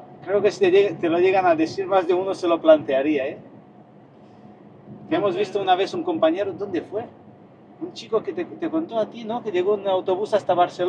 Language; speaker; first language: Spanish; native; Spanish